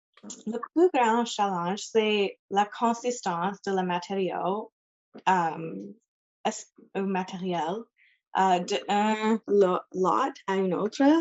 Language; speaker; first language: French; non-native, local second language; English